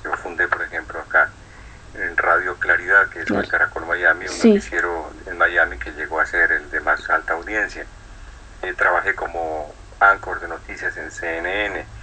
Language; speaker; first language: Spanish; native; Spanish